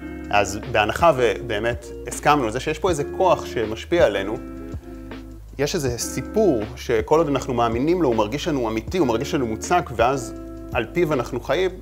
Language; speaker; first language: Hebrew; native; Hebrew